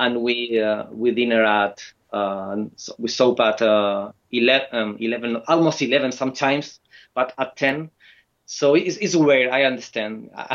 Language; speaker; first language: English; non-native, fluent; Spanish